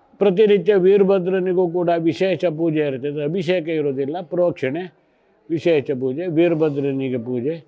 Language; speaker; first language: Kannada; native; Kannada